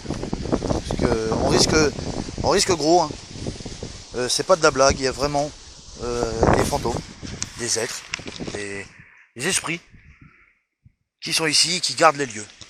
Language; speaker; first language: French; native; French